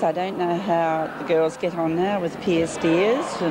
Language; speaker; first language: English; native; English